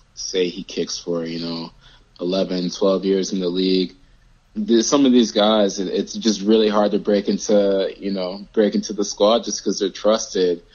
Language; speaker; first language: English; native; English